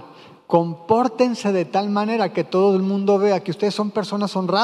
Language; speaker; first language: Spanish; native; Spanish